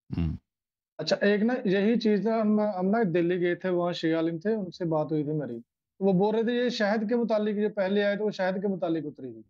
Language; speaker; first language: Urdu; non-native, local second language; Punjabi